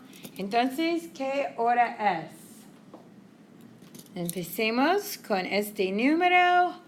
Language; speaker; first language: Spanish; non-native, fluent; English